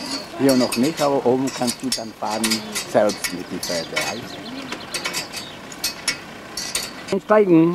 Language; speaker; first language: German; non-native, fluent; Czech